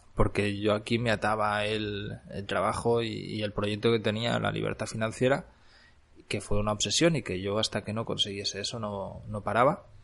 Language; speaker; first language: Spanish; native; Spanish